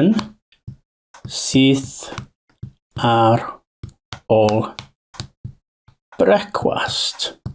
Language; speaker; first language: Welsh; non-native, learner; English